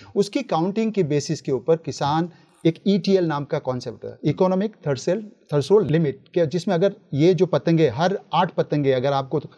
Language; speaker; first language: Hindi; native; Hindi